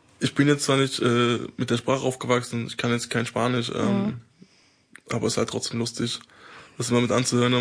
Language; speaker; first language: German; native; German